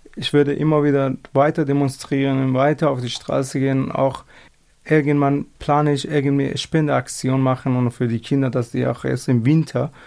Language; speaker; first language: German; non-native, fluent; Persian